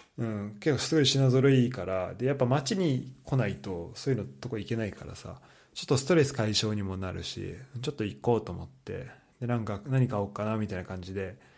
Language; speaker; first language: Japanese; native; Japanese